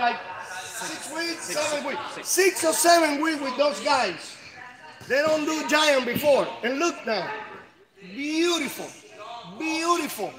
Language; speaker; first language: English; non-native, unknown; Spanish